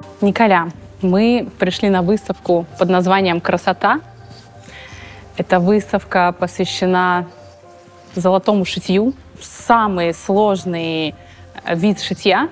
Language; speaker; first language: Russian; native; Russian